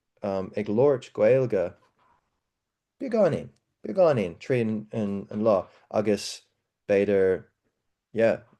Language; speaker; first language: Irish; non-native, learner; English